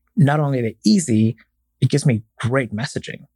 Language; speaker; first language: English; non-native, fluent; Arabic